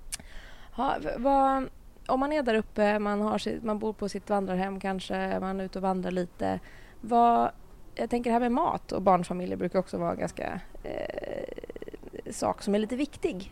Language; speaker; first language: Swedish; native; Swedish